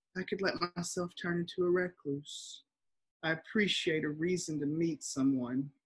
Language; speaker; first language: English; native; English